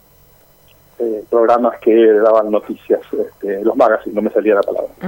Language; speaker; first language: Spanish; native; Spanish